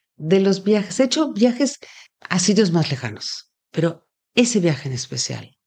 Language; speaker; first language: Spanish; native; Spanish